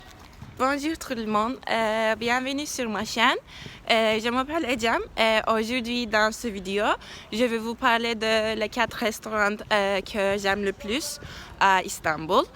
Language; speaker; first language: French; non-native, learner; Turkish